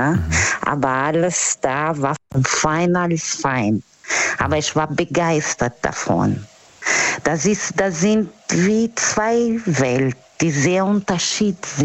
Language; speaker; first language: German; non-native, learner; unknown